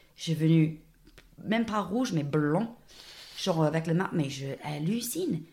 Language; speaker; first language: French; non-native, fluent; English